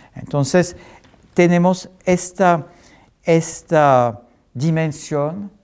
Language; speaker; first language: Spanish; non-native, fluent; French